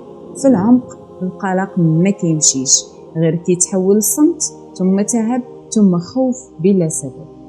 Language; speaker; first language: Arabic; native; Arabic